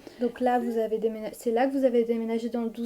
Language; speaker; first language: French; native; French